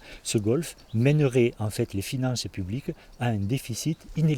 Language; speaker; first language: French; native; French